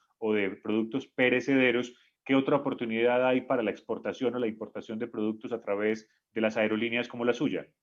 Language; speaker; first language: Spanish; native; Spanish